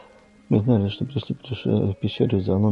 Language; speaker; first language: Russian; native; Russian